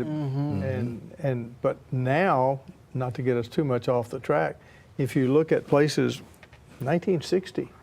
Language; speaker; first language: English; native; English